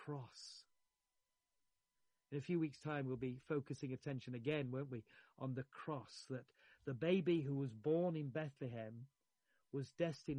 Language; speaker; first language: English; native; English